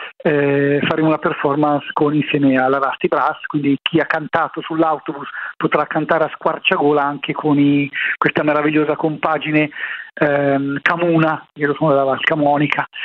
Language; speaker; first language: Italian; native; Italian